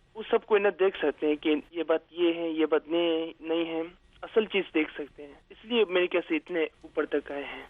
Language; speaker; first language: Urdu; early bilingual, other home language; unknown